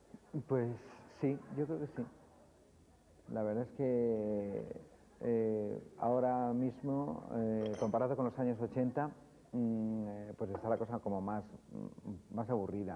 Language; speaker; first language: Spanish; native; Spanish